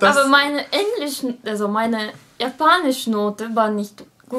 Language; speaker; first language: German; non-native, learner; Japanese